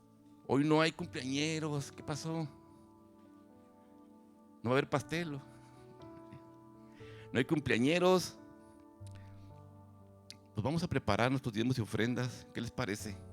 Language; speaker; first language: Spanish; native; Spanish